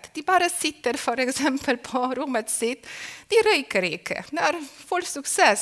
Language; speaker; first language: Norwegian; non-native, fluent; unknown